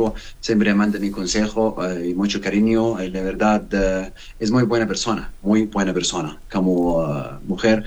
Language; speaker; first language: Spanish; non-native, learner; Arabic